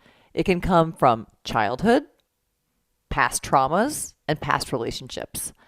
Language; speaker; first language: English; native; English